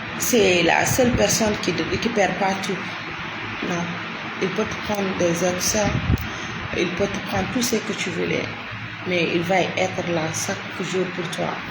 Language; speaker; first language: French; non-native, local second language; Wolof